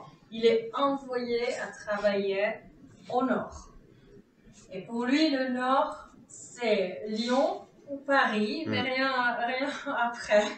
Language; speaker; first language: French; non-native, fluent; Czech